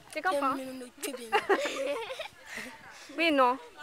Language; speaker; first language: French; non-native, learner; English